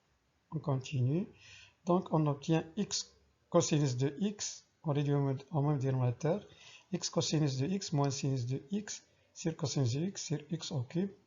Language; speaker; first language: French; non-native, local second language; Arabic